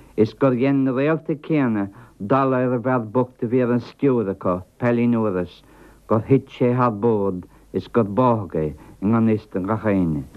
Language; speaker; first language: Irish; non-native, local second language; English